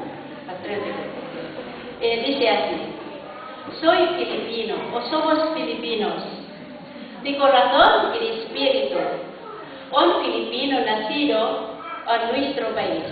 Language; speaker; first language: Spanish; non-native, learner; Filipino